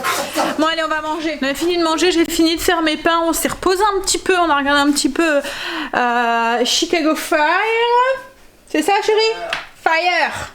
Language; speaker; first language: French; native; French